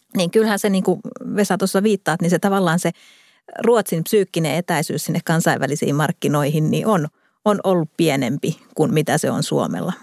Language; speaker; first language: Finnish; native; Finnish